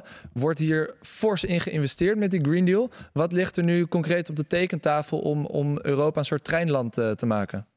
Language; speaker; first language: Dutch; native; Dutch